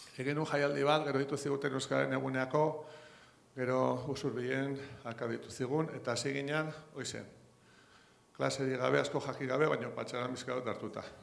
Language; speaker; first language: Basque; non-native, local second language; Spanish